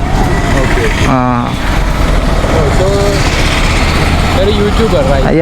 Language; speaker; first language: English; non-native, local second language; Malayalam